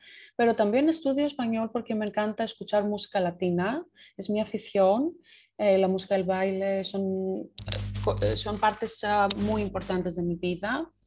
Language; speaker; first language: Spanish; non-native, fluent; Greek